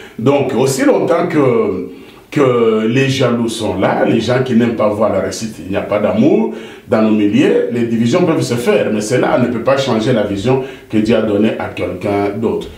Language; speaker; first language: French; non-native, local second language; Lingala